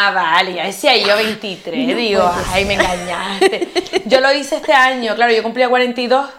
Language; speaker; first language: Spanish; native; Spanish